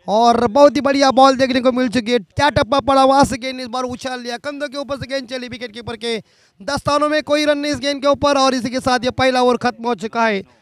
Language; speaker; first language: Hindi; non-native, local second language; Marathi